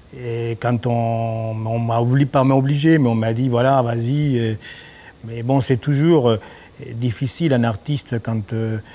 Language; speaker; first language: French; non-native, fluent; Spanish